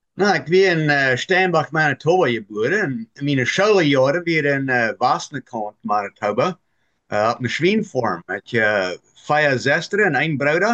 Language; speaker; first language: German; non-native, learner; Plautdietsch